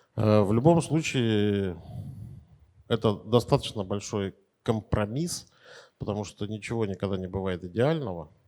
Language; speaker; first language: Russian; native; Russian